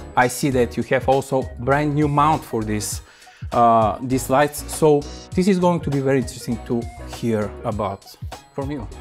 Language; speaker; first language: English; non-native, fluent; Bulgarian